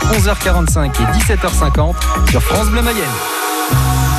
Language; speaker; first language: French; non-native, fluent; English